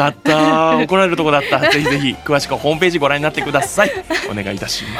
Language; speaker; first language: Japanese; native; Japanese